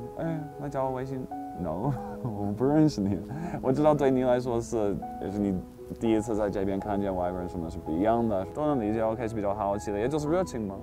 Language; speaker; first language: Chinese; non-native, fluent; English